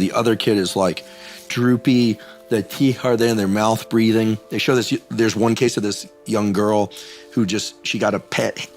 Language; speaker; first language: English; native; English